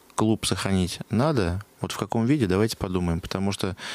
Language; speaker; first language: Russian; native; Russian